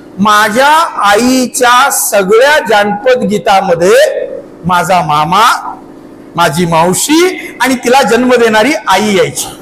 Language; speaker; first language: Marathi; non-native, local second language; Kannada